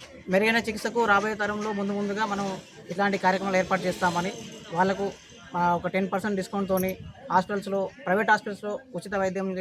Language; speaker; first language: Telugu; native; Telugu